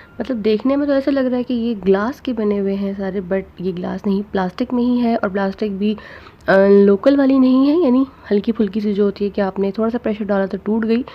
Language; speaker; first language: Urdu; non-native, local second language; Punjabi